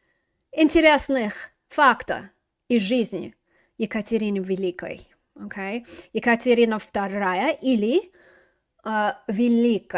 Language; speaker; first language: Russian; non-native, fluent; English